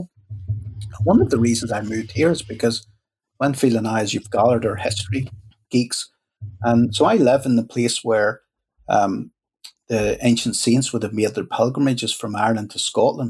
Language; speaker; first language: English; native; English